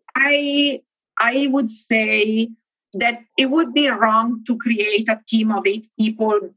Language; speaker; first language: English; non-native, fluent; Italian